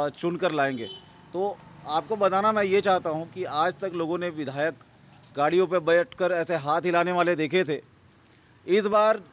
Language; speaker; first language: Hindi; native; Hindi